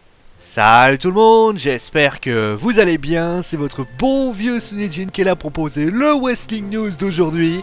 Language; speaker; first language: French; native; French